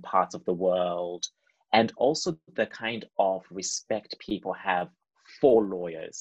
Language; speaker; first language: English; non-native, local second language; Shona